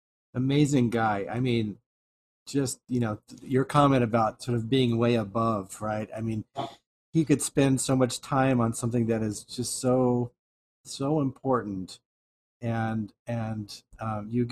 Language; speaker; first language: English; native; English